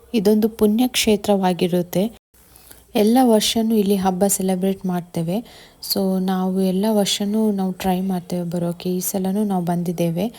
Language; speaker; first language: Kannada; non-native, local second language; Konkani